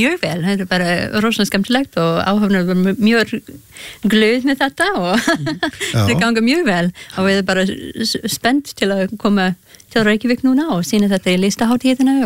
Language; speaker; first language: Icelandic; non-native, learner; English